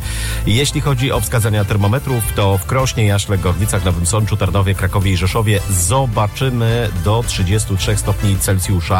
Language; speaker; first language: Polish; native; Polish